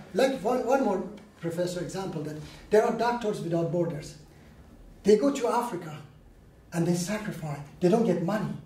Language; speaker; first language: English; non-native, learner; Persian